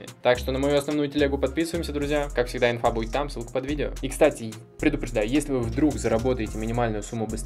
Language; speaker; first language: Russian; native; Russian